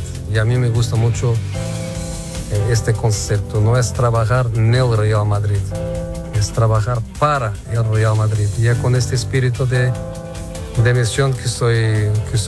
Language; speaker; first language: Spanish; non-native, fluent; Portuguese